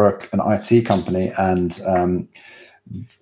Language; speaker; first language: English; native; English